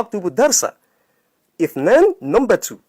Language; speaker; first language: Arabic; non-native, fluent; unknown